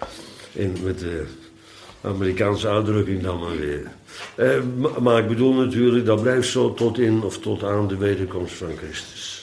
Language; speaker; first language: Dutch; native; Dutch